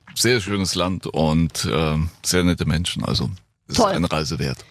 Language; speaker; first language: German; native; German